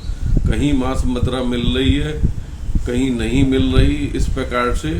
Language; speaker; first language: Hindi; native; Hindi